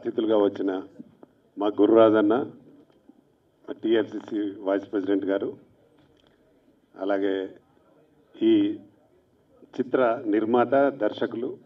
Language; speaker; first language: Telugu; native; Telugu